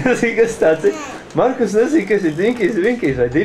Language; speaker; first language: Latvian; native; Latvian